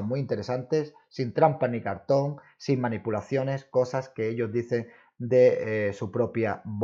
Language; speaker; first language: Spanish; native; Spanish